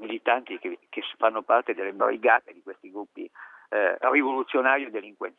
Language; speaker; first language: Italian; native; Italian